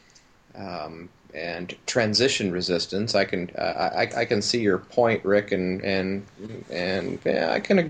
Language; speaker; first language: English; native; English